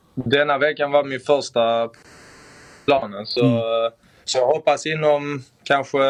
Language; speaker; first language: Swedish; native; Swedish